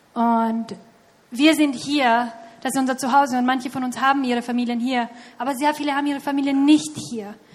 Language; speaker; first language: German; non-native, fluent; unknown